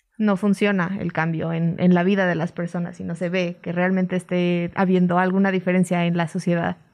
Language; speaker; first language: Spanish; native; Spanish